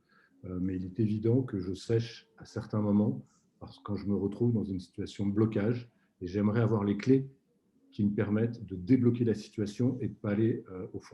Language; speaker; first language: French; native; French